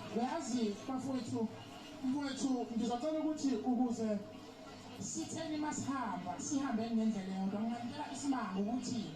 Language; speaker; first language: Zulu; native; Zulu